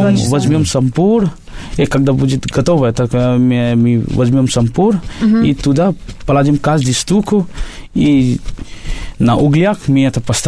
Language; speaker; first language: Russian; non-native, learner; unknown